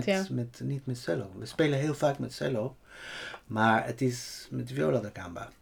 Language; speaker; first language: Dutch; non-native, fluent; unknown